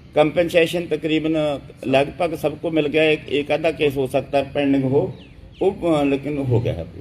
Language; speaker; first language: Hindi; non-native, local second language; Punjabi